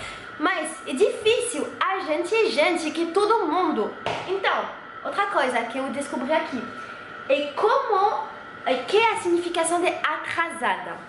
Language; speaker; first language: Portuguese; non-native, fluent; French